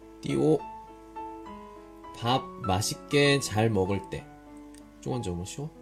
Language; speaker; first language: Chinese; non-native, learner; Korean